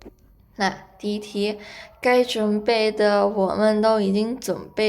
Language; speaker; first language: Chinese; non-native, fluent; Indonesian